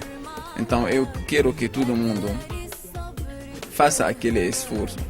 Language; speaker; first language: Portuguese; non-native, fluent; Arabic